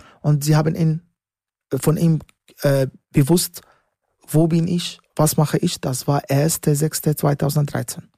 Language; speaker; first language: German; non-native, learner; Arabic